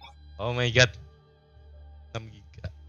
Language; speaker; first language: English; non-native, learner; Indonesian